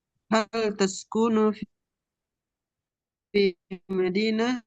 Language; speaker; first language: Arabic; non-native, learner; Indonesian